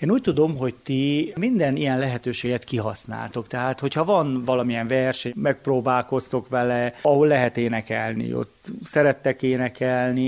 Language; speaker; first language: Hungarian; native; Hungarian